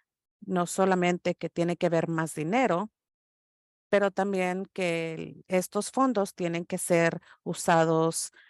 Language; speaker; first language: Spanish; early bilingual, heritage; English